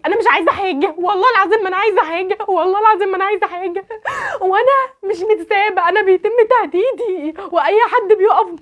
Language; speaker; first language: Arabic; native; Arabic